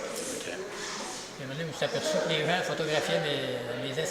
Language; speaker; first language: French; native; French